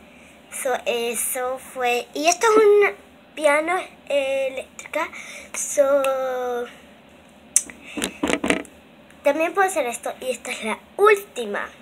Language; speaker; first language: Spanish; early bilingual, heritage; Spanish